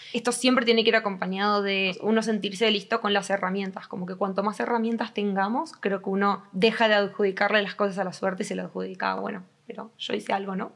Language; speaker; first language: Spanish; native; Spanish